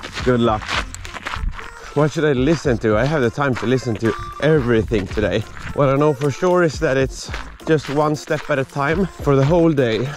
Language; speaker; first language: English; non-native, fluent; Swedish